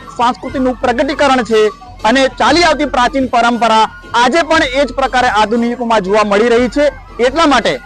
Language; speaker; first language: Gujarati; native; Gujarati